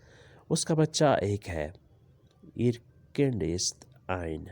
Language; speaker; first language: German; non-native, learner; Urdu